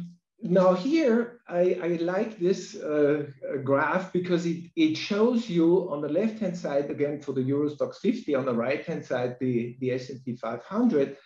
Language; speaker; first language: English; non-native, fluent; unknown